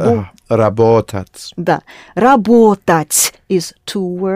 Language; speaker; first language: Russian; non-native, fluent; English